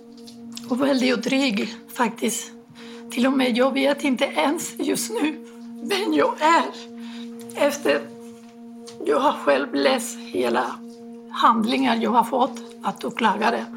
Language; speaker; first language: Swedish; non-native, fluent; Spanish